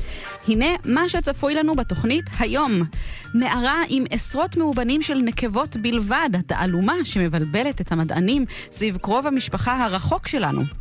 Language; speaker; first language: Hebrew; native; Hebrew